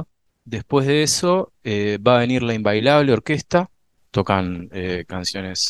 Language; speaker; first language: Spanish; native; Spanish